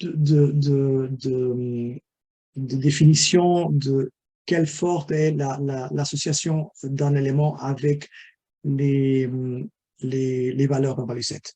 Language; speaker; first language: French; non-native, fluent; Portuguese